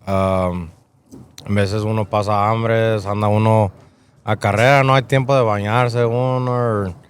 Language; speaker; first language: Spanish; early bilingual, heritage; Spanish